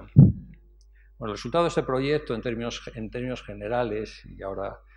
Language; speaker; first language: Spanish; native; Spanish